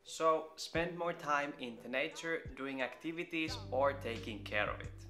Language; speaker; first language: English; non-native, fluent; Finnish